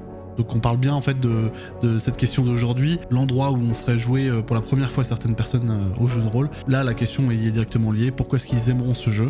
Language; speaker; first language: French; native; French